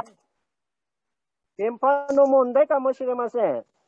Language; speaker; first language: Japanese; non-native, fluent; Malagasy